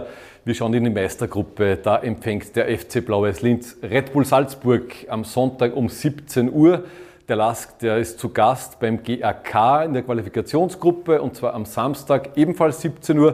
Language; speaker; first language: German; native; German